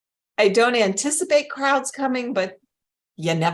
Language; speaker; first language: English; native; English